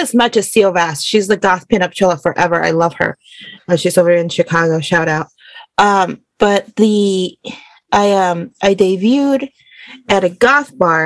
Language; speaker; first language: English; early bilingual, other home language; Spanish